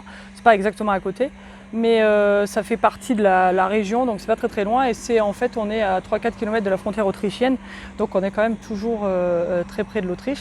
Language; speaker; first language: French; native; French